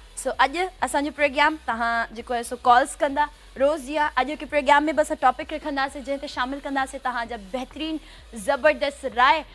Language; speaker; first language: Sindhi; native; Sindhi